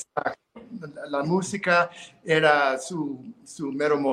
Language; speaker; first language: Spanish; non-native, fluent; English